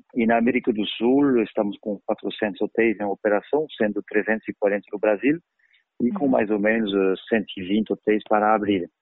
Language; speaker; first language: Portuguese; non-native, fluent; French